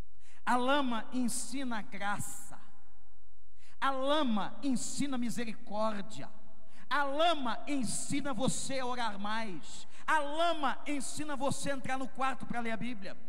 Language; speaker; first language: Portuguese; native; Portuguese